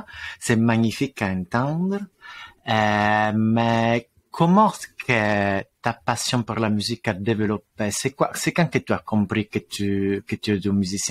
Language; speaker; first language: French; non-native, fluent; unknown